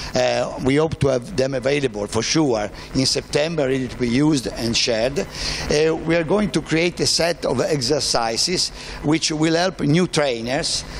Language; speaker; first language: English; non-native, fluent; Italian